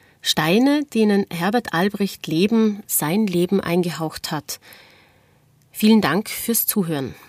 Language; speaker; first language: German; native; German